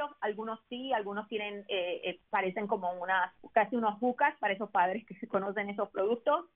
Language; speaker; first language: Spanish; early bilingual, heritage; Spanish